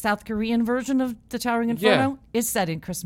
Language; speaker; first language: English; native; English